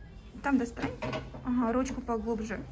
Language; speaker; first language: Russian; native; Russian